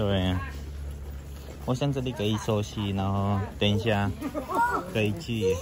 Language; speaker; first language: Chinese; non-native, learner; Filipino